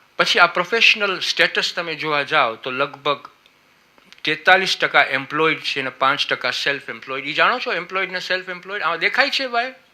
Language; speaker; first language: Gujarati; early bilingual, heritage; Gujarati